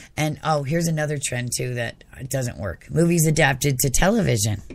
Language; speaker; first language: English; native; English